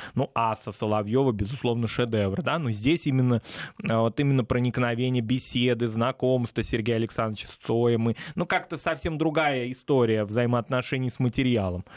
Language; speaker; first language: Russian; native; Russian